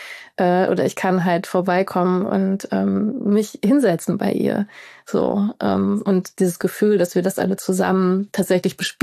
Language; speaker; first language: German; native; German